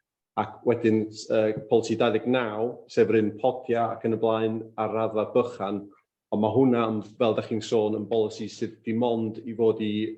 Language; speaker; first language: Welsh; native; Welsh